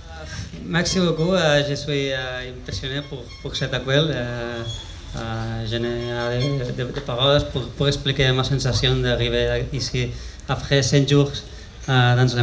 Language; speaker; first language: French; non-native, learner; Spanish